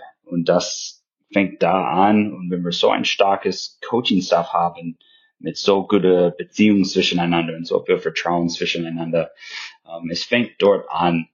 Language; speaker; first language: German; non-native, fluent; English